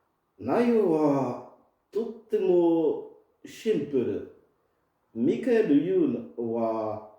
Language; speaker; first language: Japanese; non-native, fluent; French